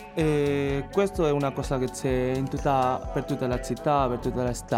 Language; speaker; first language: Italian; non-native, learner; Chinese